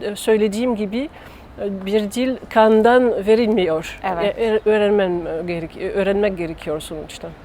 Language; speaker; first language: Turkish; non-native, learner; French